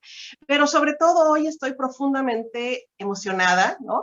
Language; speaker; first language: Spanish; native; Spanish